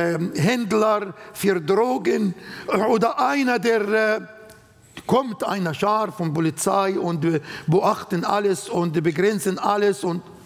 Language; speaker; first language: German; non-native, fluent; Arabic